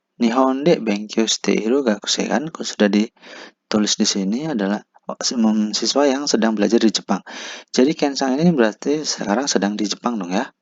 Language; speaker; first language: Indonesian; native; Indonesian